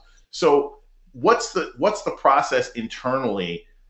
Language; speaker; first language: English; native; English